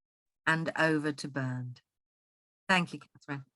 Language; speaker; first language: English; native; English